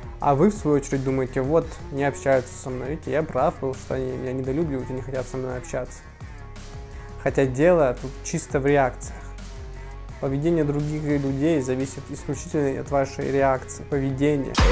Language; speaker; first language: Russian; native; Russian